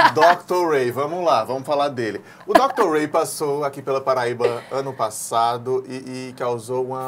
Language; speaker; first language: Portuguese; native; Portuguese